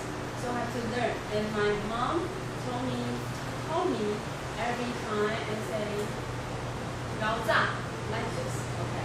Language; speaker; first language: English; non-native, learner; Chinese